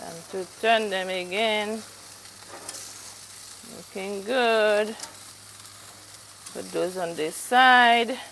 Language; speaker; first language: English; non-native, fluent; Haitian Creole